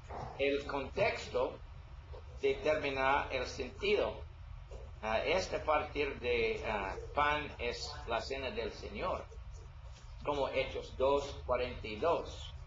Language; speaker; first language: Spanish; non-native, learner; English